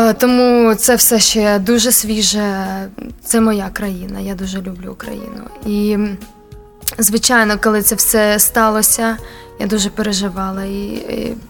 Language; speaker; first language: Ukrainian; non-native, local second language; Russian